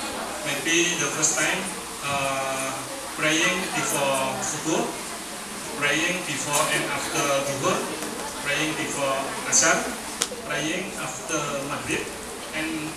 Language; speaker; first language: English; non-native, learner; Indonesian